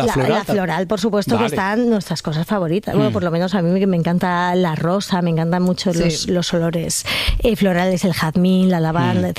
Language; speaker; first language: Spanish; native; Spanish